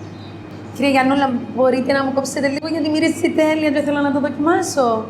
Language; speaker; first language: Greek; native; Greek